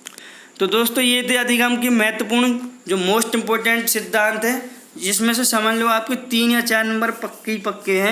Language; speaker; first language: Hindi; native; Hindi